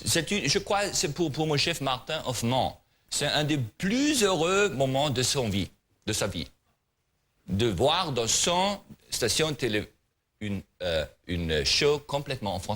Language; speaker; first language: French; non-native, learner; German